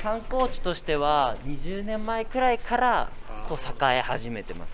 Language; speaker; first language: Japanese; native; Japanese